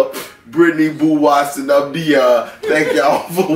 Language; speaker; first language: English; native; English